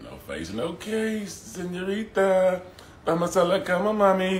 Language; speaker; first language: Spanish; non-native, learner; English